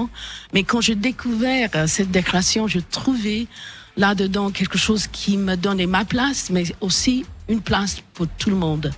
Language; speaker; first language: French; non-native, fluent; English